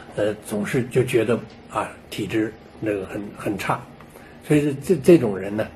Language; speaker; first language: Chinese; native; Chinese